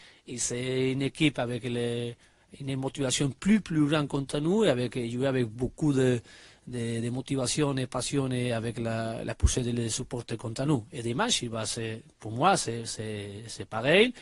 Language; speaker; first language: French; non-native, learner; Spanish